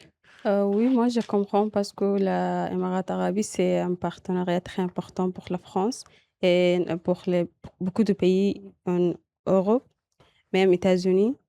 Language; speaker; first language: French; non-native, local second language; Arabic